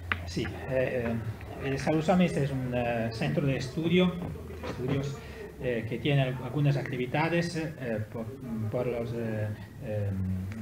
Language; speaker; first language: Spanish; non-native, learner; Italian